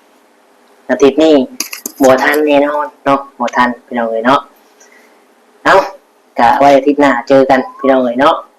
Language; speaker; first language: Thai; non-native, local second language; Northeastern Thai